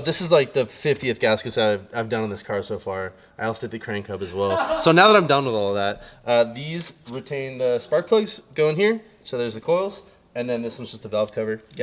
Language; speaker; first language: English; native; English